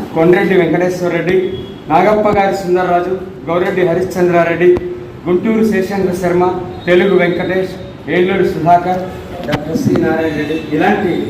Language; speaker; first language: Telugu; native; Telugu